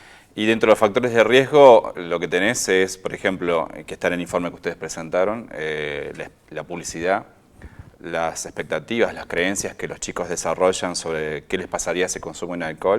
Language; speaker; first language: Spanish; native; Spanish